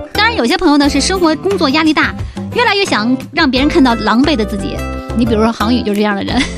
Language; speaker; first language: Chinese; native; Chinese